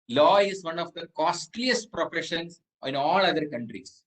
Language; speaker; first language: English; non-native, local second language; Malayalam